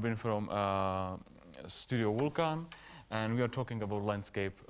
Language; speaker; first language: English; non-native, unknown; Czech